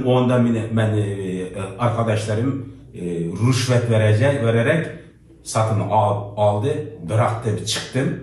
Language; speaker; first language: Turkish; non-native, learner; Uyghur